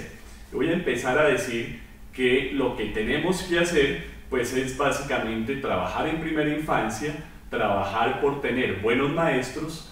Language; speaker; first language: Spanish; native; Spanish